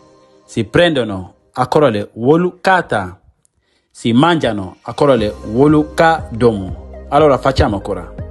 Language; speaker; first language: Italian; non-native, fluent; Mandingo